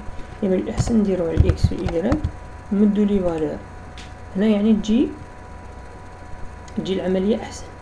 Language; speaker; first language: Arabic; native; Arabic